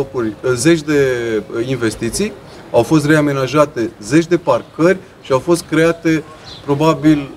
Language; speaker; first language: Romanian; native; Romanian